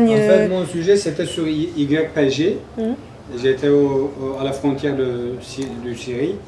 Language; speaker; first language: French; non-native, learner; Kurdish